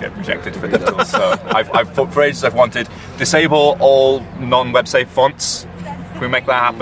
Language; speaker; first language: English; native; English